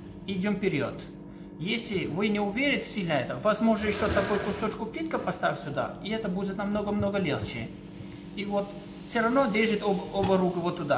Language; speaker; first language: Russian; non-native, learner; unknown